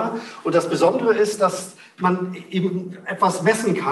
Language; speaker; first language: German; native; German